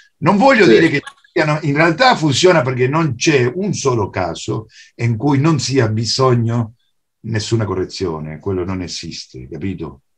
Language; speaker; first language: Italian; non-native, fluent; Spanish